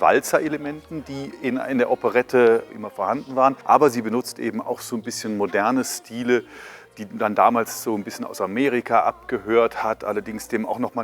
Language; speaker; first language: German; native; German